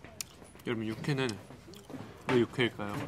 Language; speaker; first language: Korean; native; Korean